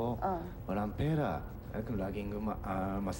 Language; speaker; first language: Filipino; non-native, learner; Japanese